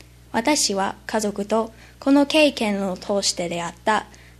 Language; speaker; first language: Japanese; non-native, learner; English